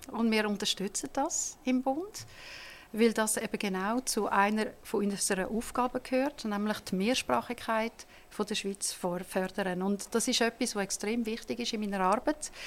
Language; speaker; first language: German; non-native, local second language; French